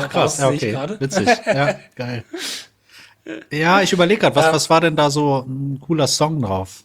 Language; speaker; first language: German; native; German